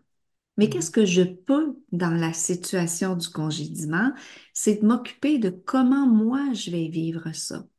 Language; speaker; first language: French; native; French